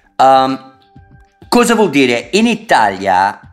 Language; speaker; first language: Italian; non-native, fluent; English